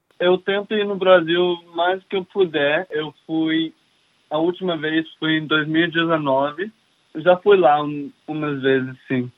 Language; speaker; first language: Portuguese; early bilingual, heritage; English